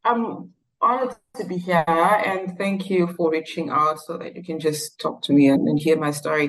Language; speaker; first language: English; non-native, local second language; Shona